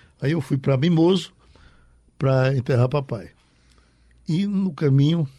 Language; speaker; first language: Portuguese; native; Portuguese